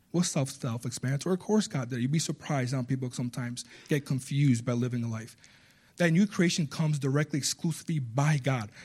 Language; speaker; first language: English; early bilingual, other home language; Spanish